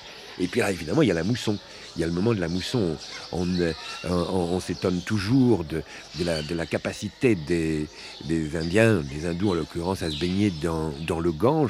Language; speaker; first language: French; native; French